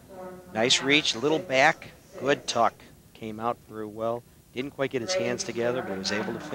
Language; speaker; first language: English; native; English